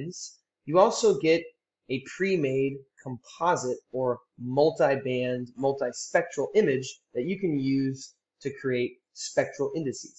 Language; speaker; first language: English; native; English